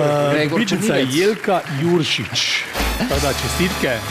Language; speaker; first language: Slovenian; native; Slovenian